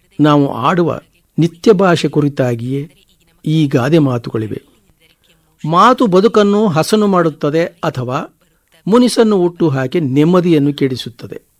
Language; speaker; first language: Kannada; native; Kannada